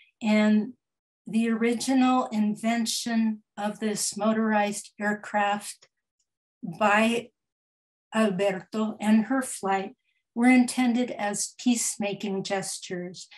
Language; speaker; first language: English; early bilingual, other home language; Spanish